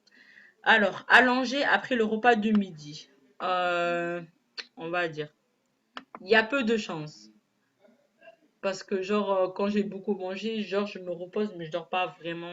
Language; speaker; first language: French; native; French